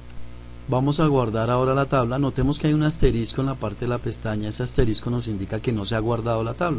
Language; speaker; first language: Spanish; native; Spanish